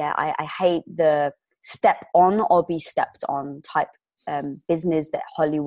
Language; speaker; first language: English; native; English